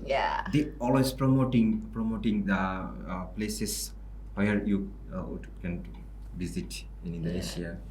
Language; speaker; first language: English; non-native, local second language; Bangla